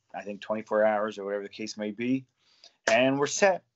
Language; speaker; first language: English; native; English